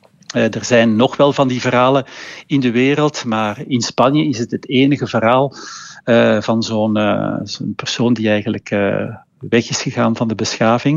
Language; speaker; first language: Dutch; native; Dutch